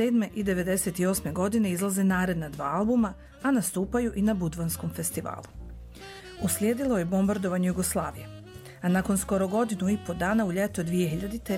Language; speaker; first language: Croatian; native; Croatian